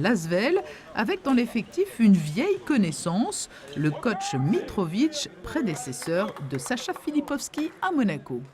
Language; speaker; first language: French; native; French